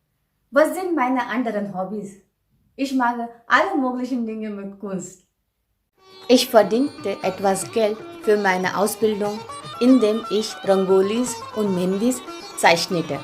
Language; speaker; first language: German; non-native, fluent; Marathi